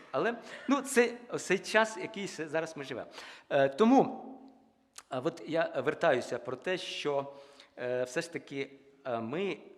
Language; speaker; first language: Ukrainian; non-native, local second language; Russian